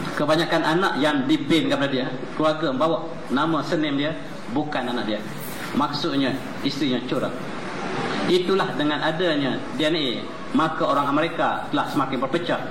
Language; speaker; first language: Malay; native; Malay